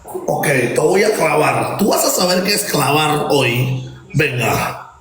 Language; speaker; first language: Spanish; native; Spanish